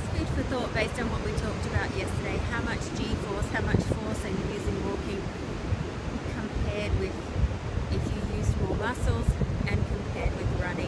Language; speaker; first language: English; native; English